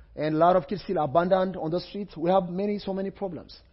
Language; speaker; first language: English; non-native, fluent; Amharic